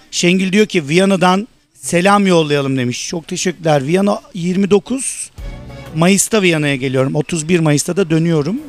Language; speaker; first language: Turkish; native; Turkish